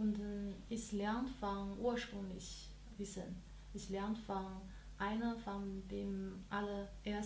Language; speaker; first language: German; non-native, learner; Chinese